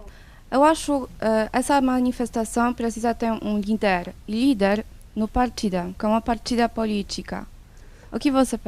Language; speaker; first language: Portuguese; non-native, learner; Polish